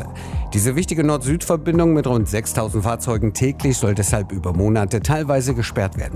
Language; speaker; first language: German; native; German